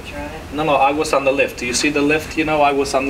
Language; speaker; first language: English; non-native, fluent; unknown